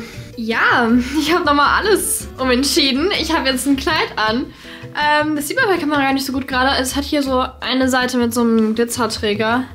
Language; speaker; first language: German; native; German